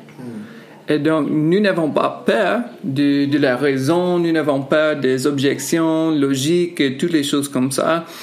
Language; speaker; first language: French; non-native, fluent; English